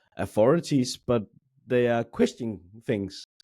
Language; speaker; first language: English; non-native, fluent; Danish